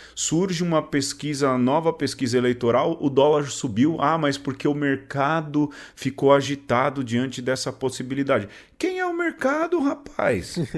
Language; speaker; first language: Portuguese; native; Portuguese